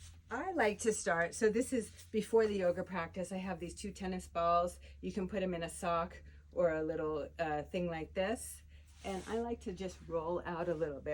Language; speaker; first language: English; native; English